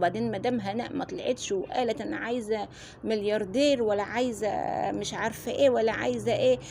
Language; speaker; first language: Arabic; native; Arabic